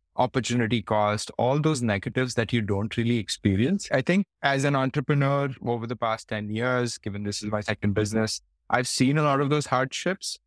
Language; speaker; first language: English; non-native, local second language; Hindi